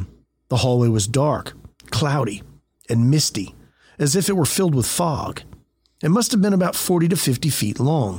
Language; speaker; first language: English; native; English